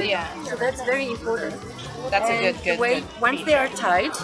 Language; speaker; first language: English; non-native, fluent; French